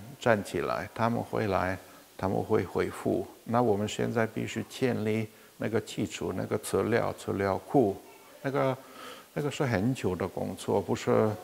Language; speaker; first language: Chinese; non-native, fluent; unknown